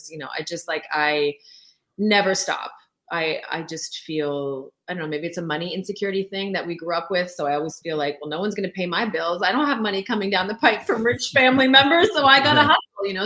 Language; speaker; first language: English; non-native, fluent; French